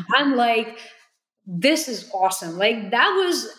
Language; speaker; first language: English; non-native, local second language; Hindi